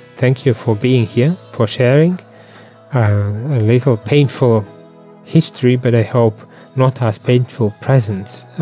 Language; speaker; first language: English; non-native, fluent; Latvian